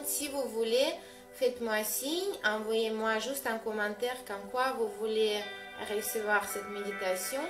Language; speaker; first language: French; non-native, fluent; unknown